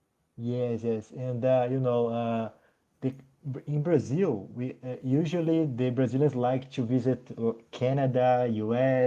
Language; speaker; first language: English; non-native, learner; Portuguese